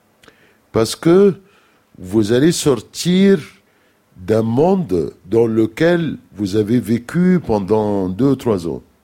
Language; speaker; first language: French; non-native, fluent; Arabic